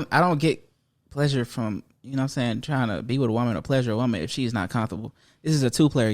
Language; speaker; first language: English; native; English